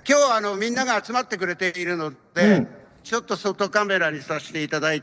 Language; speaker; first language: Japanese; native; Japanese